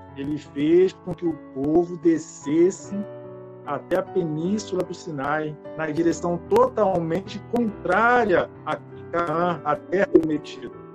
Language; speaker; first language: Portuguese; native; Portuguese